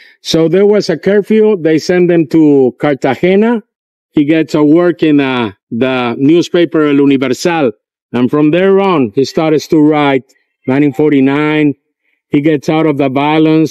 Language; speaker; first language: English; non-native, fluent; Spanish